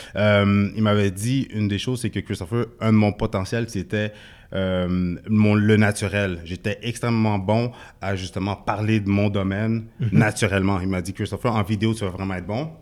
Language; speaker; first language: French; native; French